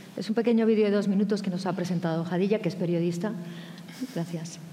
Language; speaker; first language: Spanish; native; Spanish